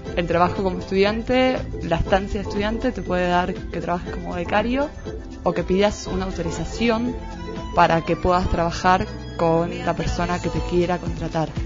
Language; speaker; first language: Spanish; native; Spanish